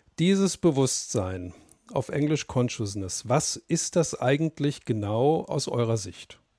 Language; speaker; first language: German; native; German